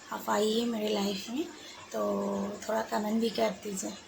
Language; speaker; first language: Hindi; non-native, local second language; Bangla